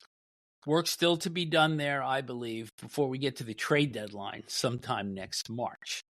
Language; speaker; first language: English; native; English